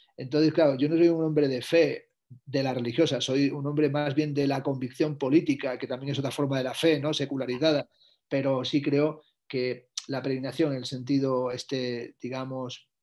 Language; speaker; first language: Spanish; native; Spanish